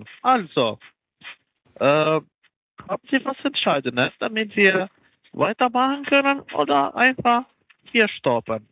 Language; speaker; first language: German; non-native, learner; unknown